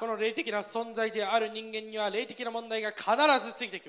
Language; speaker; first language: Japanese; non-native, fluent; Korean